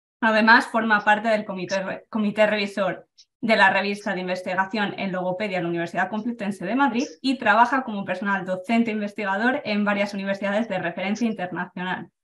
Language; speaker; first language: Spanish; native; Spanish